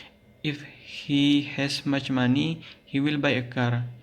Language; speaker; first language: English; non-native, learner; Indonesian